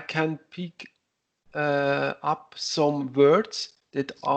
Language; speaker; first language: English; non-native, learner; Italian